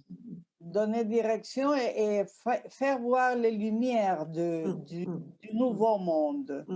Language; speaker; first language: French; non-native, fluent; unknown